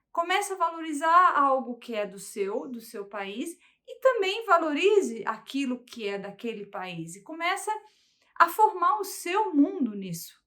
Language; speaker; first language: Portuguese; early bilingual, heritage; Portuguese